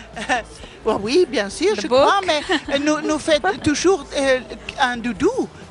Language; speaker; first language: French; non-native, learner; Swedish